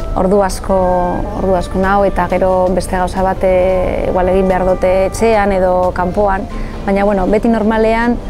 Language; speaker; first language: Basque; non-native, local second language; Spanish